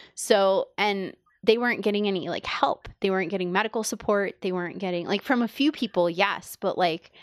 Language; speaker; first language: English; native; English